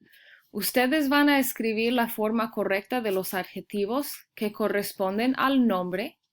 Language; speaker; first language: Spanish; early bilingual, heritage; Spanish